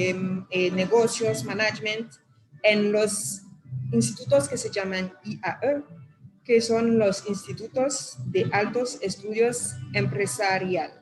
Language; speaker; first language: Spanish; non-native, fluent; French